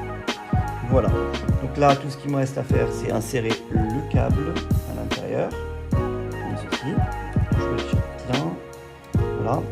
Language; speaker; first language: French; native; French